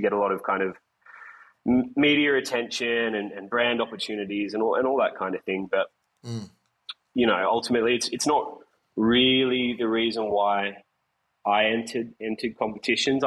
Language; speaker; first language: English; native; English